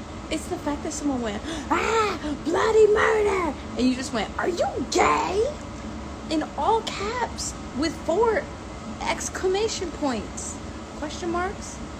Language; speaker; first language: English; native; English